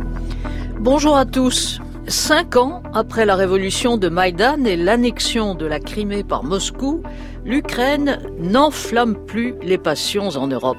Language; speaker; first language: French; native; French